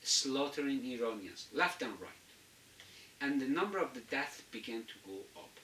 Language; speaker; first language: English; non-native, fluent; Azerbaijani